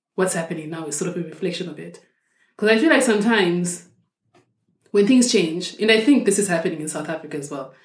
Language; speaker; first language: English; non-native, local second language; Shona